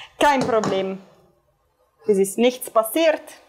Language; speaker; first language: German; non-native, fluent; Italian